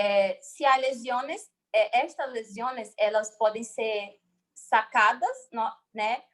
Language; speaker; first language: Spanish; non-native, learner; Portuguese